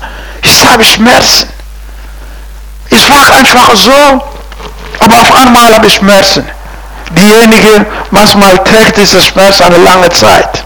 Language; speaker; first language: German; non-native, fluent; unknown